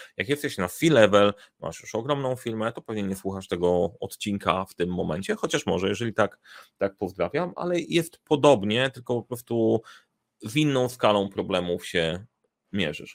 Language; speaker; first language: Polish; native; Polish